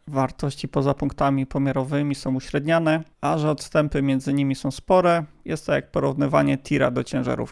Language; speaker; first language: Polish; native; Polish